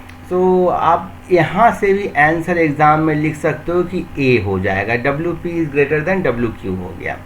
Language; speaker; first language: Hindi; native; Hindi